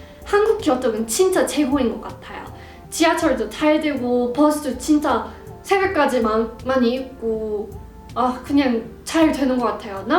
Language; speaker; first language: Korean; non-native, fluent; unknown